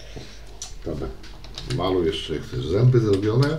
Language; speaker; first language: Polish; native; Polish